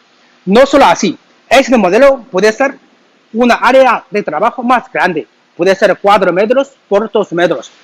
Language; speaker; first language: Spanish; non-native, learner; Chinese